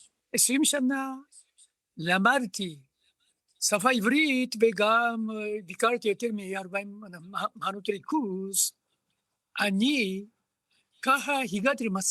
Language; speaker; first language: Hebrew; non-native, learner; Japanese